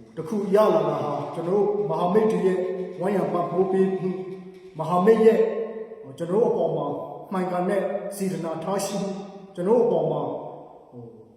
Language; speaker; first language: Burmese; non-native, local second language; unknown